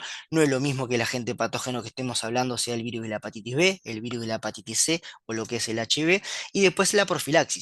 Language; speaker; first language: Spanish; native; Spanish